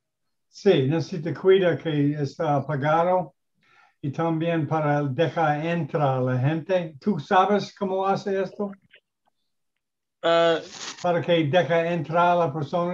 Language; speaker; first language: Spanish; non-native, learner; English